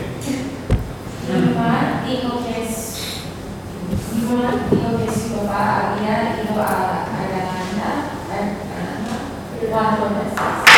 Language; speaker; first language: Spanish; non-native, learner; English